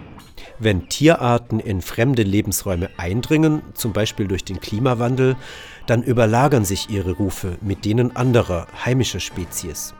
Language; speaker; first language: German; native; German